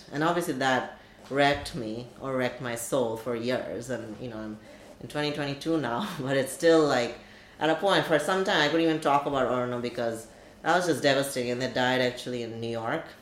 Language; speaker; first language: English; non-native, local second language; Bangla